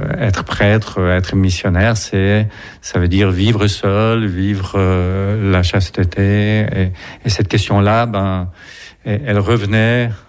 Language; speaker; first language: French; native; French